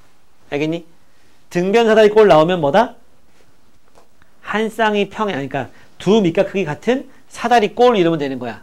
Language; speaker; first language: Korean; native; Korean